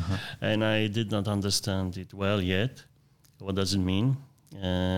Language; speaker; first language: English; non-native, fluent; Polish